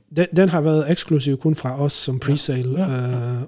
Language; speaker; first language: Danish; non-native, fluent; Polish